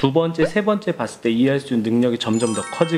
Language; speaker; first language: Korean; native; Korean